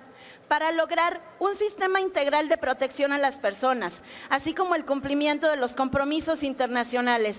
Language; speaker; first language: Spanish; native; Spanish